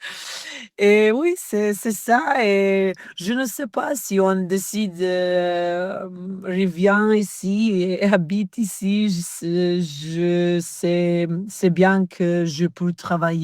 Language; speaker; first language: French; non-native, learner; Serbian